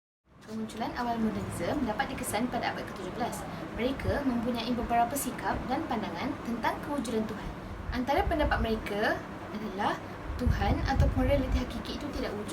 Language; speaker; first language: Malay; native; Malay